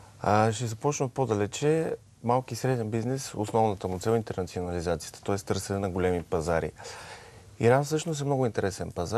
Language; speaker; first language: Bulgarian; native; Bulgarian